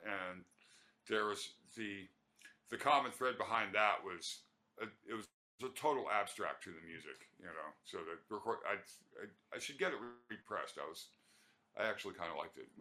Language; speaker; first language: English; native; English